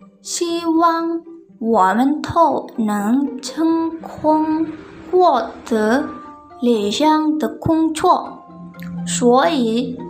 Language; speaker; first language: Chinese; non-native, learner; Indonesian